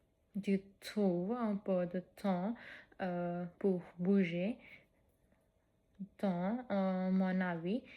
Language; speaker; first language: French; non-native, fluent; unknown